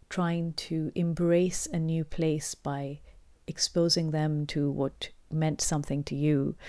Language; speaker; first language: English; non-native, local second language; Urdu